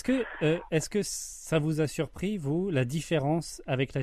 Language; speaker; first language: French; native; French